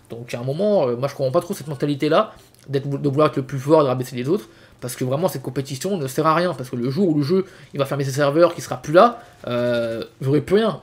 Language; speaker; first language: French; native; French